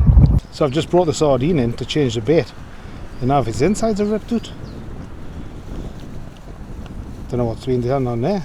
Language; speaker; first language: English; native; English